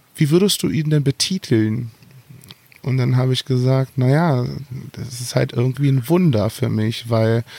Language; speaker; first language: German; native; German